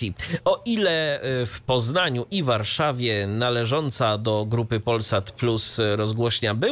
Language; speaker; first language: Polish; native; Polish